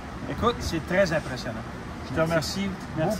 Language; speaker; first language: French; native; French